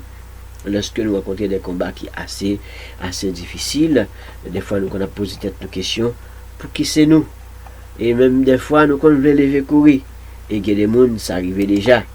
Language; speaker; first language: French; non-native, local second language; Haitian Creole